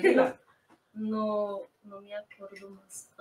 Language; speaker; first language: Spanish; non-native, learner; Portuguese